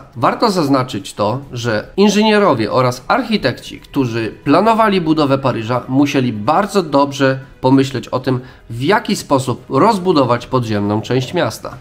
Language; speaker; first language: Polish; native; Polish